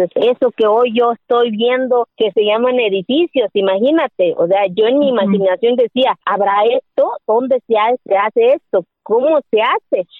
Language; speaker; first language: Spanish; non-native, local second language; Zapotec